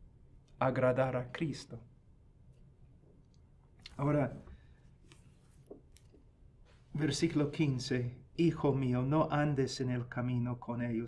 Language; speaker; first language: Spanish; non-native, fluent; English